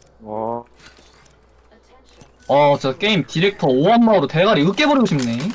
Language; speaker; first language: Korean; native; Korean